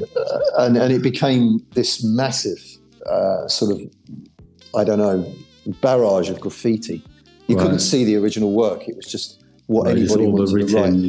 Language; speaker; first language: English; native; English